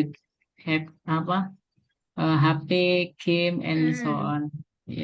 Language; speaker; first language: English; non-native, learner; Indonesian